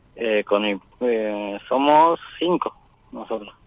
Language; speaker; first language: Spanish; native; Spanish